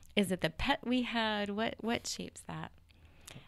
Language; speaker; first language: English; native; English